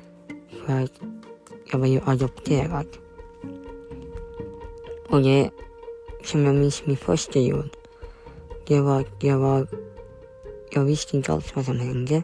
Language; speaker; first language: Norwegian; non-native, learner; Swedish